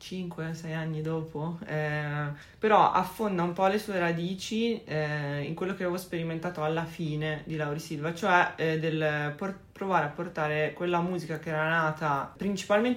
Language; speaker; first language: Italian; native; Italian